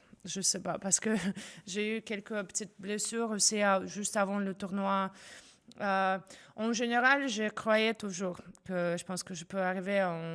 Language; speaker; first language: French; non-native, fluent; Russian